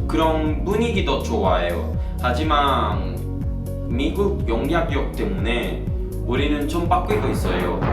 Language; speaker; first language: Korean; non-native, learner; Spanish